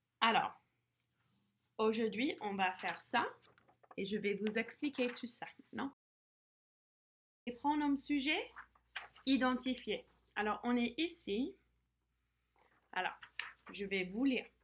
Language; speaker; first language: French; non-native, fluent; English